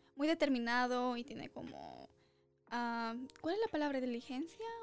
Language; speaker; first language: Spanish; early bilingual, other home language; English